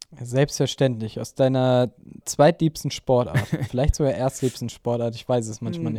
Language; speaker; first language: German; native; German